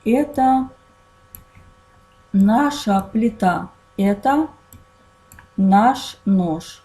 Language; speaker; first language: Russian; non-native, fluent; Azerbaijani